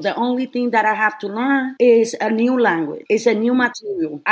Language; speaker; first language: English; non-native, fluent; Spanish